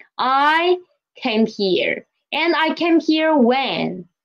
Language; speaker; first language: English; non-native, fluent; Chinese